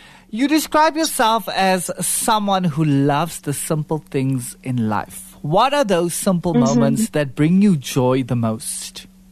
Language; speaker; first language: English; non-native, local second language; Afrikaans